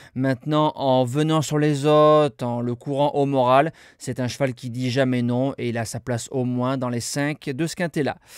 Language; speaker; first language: French; native; French